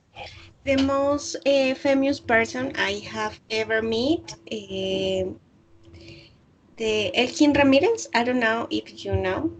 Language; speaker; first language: English; non-native, learner; Spanish